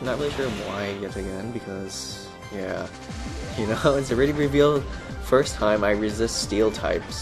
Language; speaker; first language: English; native; English